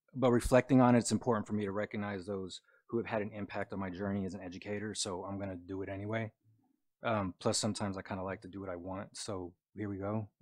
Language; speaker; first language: English; native; English